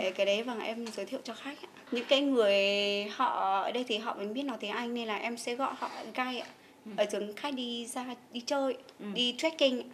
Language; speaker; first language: Vietnamese; non-native, local second language; Hmong